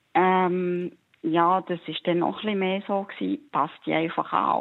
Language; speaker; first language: German; native; German